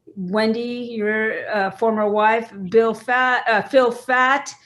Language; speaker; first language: English; native; English